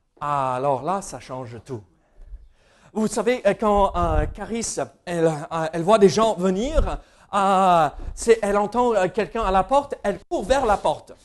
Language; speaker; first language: French; non-native, fluent; English